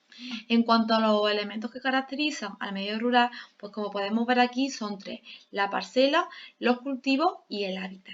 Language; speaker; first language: Spanish; native; Spanish